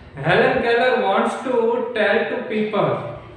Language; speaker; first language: English; non-native, local second language; Gujarati